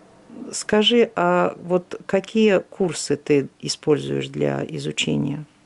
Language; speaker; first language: Russian; native; Russian